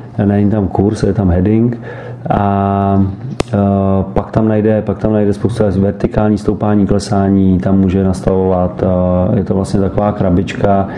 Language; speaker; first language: Czech; native; Czech